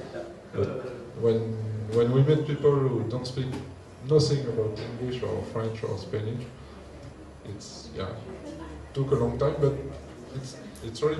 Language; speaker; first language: English; non-native, learner; French